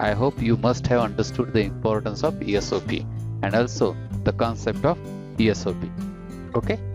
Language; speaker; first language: English; non-native, local second language; Marathi